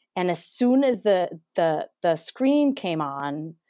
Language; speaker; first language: English; non-native, fluent; Spanish